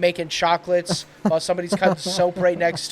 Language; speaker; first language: English; native; English